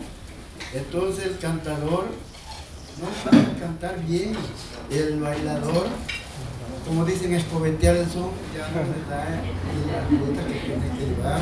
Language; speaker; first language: Spanish; native; Spanish